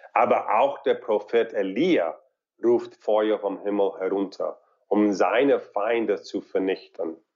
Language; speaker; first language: German; non-native, fluent; English